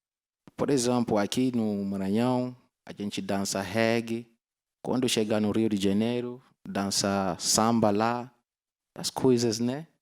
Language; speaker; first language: Portuguese; non-native, learner; Yoruba